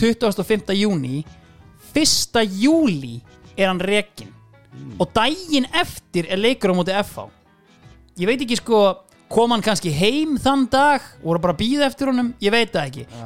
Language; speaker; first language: Icelandic; native; Icelandic